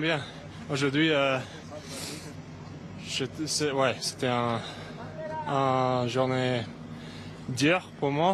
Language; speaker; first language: French; non-native, fluent; English